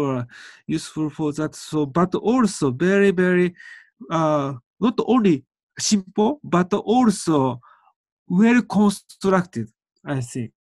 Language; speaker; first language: English; non-native, learner; Japanese